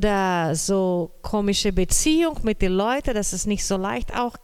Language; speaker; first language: German; non-native, learner; Portuguese